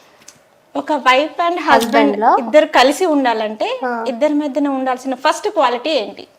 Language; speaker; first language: Telugu; native; Telugu